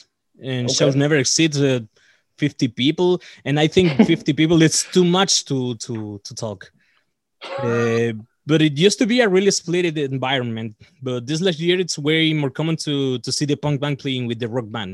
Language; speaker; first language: English; non-native, fluent; Spanish